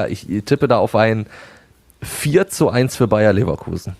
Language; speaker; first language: German; native; German